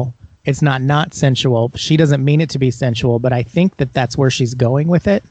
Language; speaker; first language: English; native; English